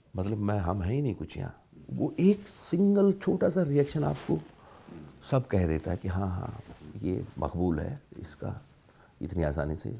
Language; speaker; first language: Hindi; native; Hindi